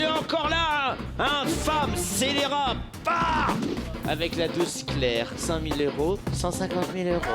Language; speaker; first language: French; native; French